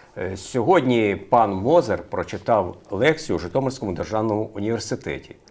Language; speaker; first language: Ukrainian; native; Ukrainian